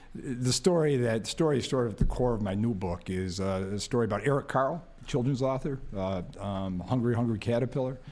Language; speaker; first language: English; native; English